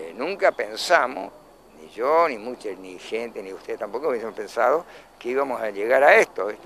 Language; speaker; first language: Spanish; native; Spanish